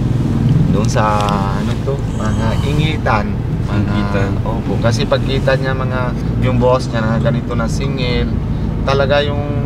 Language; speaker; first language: Filipino; non-native, local second language; Cebuano